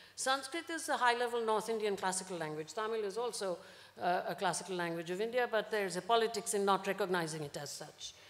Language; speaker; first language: English; non-native, local second language; Bangla